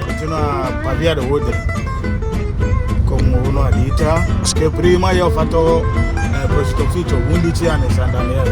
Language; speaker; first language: Italian; non-native, learner; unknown